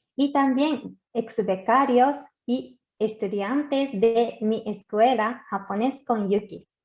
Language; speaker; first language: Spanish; non-native, fluent; Japanese